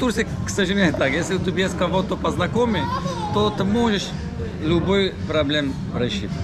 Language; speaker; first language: Russian; non-native, learner; Turkish